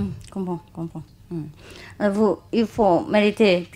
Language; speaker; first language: French; non-native, learner; Vietnamese